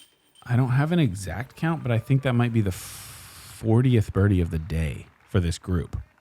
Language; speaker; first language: English; native; English